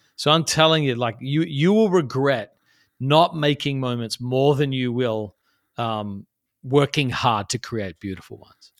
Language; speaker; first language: English; native; English